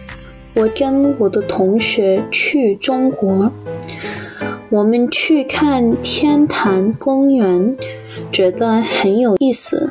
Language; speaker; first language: Chinese; non-native, learner; English